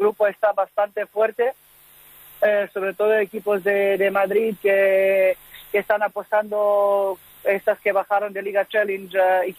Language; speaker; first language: Spanish; non-native, fluent; Serbian